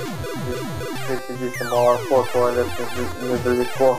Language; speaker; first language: Russian; native; Russian